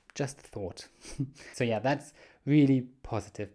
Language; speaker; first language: English; non-native, fluent; German